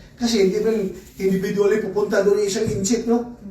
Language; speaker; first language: Filipino; native; Filipino